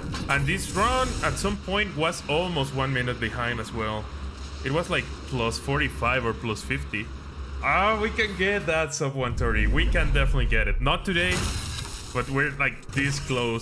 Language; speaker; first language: English; non-native, fluent; Spanish